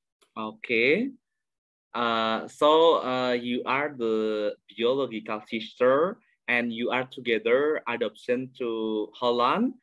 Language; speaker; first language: English; non-native, learner; Indonesian